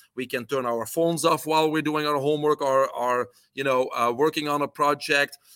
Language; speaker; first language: English; non-native, fluent; Dutch